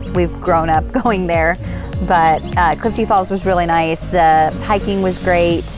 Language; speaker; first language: English; native; English